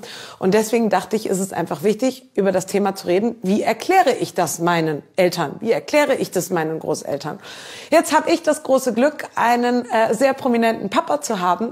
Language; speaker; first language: German; native; German